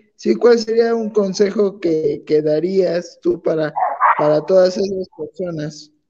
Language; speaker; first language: Spanish; native; Spanish